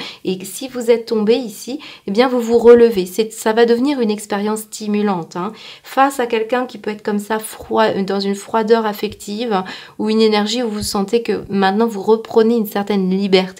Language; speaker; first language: French; native; French